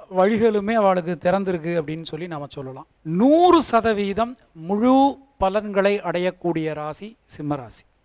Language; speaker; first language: Tamil; native; Tamil